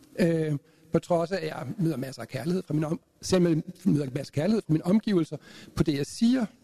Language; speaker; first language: Danish; native; Danish